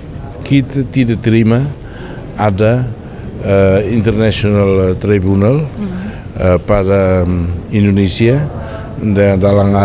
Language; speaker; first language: Indonesian; non-native, fluent; Tetum